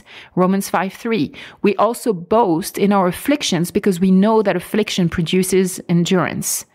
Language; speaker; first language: English; non-native, fluent; French